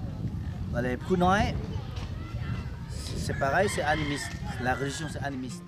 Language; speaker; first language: French; non-native, learner; Lao